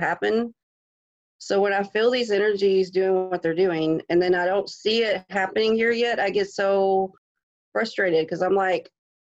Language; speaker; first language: English; native; English